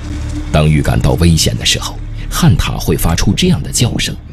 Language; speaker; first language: Chinese; native; Chinese